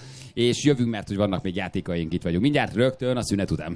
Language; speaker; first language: Hungarian; native; Hungarian